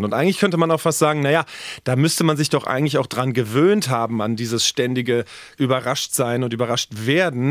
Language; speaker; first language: German; native; German